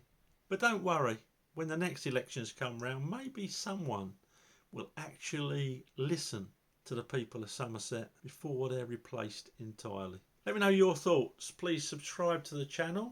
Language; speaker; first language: English; native; English